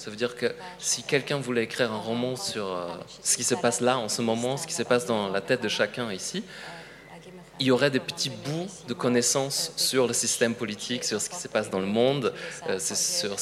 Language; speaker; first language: French; non-native, fluent; Polish